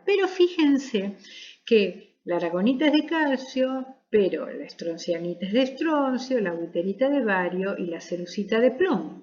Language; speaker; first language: Spanish; native; Spanish